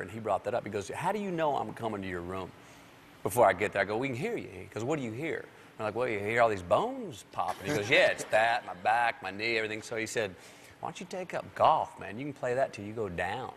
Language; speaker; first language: English; native; English